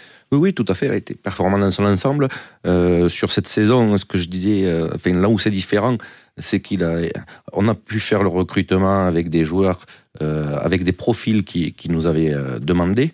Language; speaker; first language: French; native; French